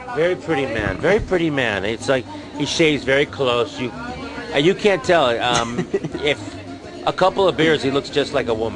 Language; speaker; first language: English; native; English